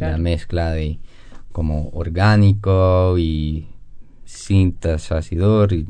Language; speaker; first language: Spanish; non-native, learner; English